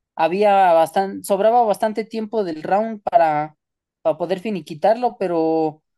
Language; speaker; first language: Spanish; native; Spanish